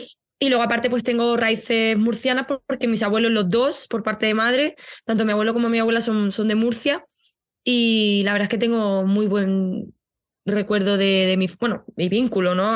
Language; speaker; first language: Spanish; native; Spanish